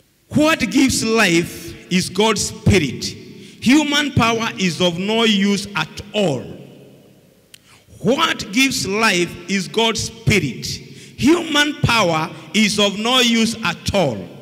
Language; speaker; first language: English; non-native, local second language; Swahili